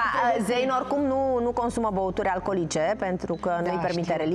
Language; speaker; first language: Romanian; native; Romanian